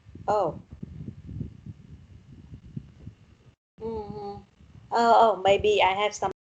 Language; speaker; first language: English; non-native, learner; Vietnamese